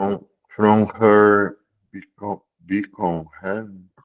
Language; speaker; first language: English; non-native, learner; Portuguese